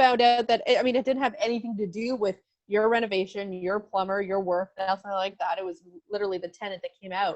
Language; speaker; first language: English; native; English